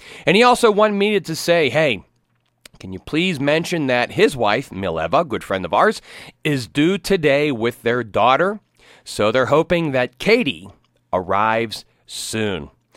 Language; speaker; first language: English; native; English